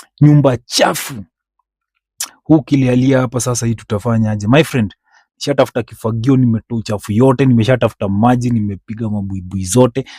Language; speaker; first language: Swahili; native; Swahili